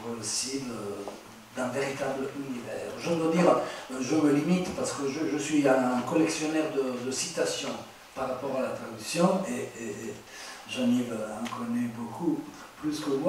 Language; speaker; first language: French; non-native, fluent; Italian